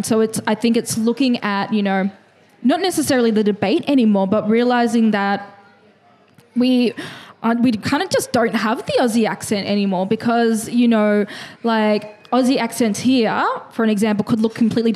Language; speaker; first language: English; native; English